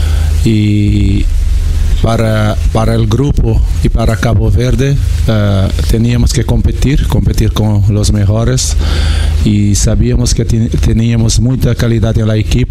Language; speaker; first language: Spanish; non-native, learner; Portuguese